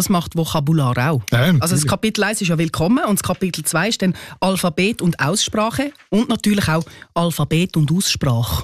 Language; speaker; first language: German; native; German